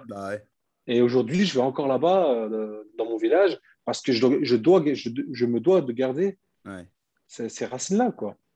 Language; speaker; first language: French; early bilingual, other home language; Turkish